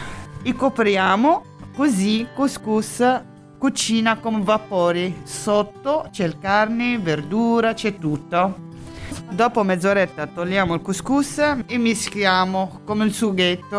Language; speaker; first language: Italian; non-native, local second language; Arabic